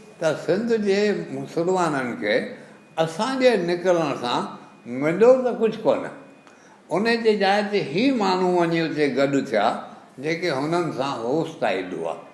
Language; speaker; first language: Sindhi; native; Sindhi